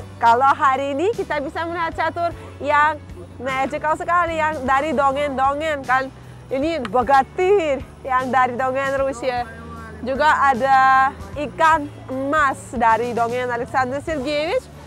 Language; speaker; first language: Indonesian; non-native, fluent; Russian